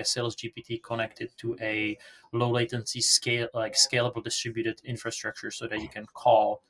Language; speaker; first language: English; non-native, fluent; Czech